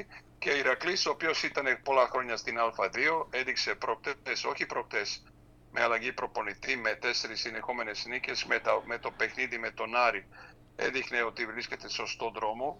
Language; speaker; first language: Greek; non-native, fluent; Serbian